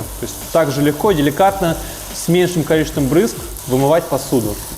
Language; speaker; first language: Russian; native; Russian